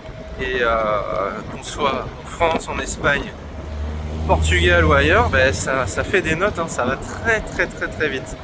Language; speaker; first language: French; native; French